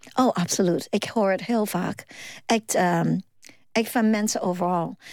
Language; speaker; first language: Dutch; non-native, fluent; Cantonese